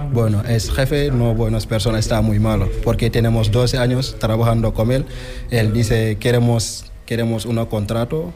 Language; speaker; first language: Spanish; non-native, learner; Wolof